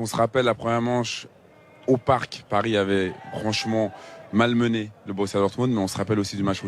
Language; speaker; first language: French; native; French